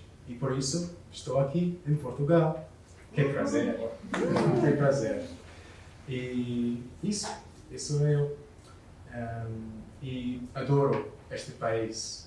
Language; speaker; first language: Portuguese; non-native, learner; English